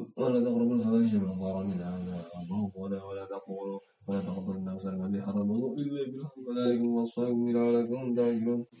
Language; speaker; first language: Arabic; non-native, learner; Indonesian